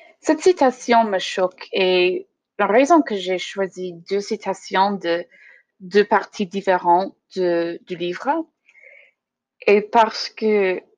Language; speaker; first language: French; non-native, learner; English